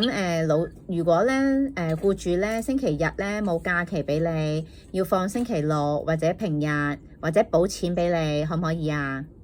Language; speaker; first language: Cantonese; native; Cantonese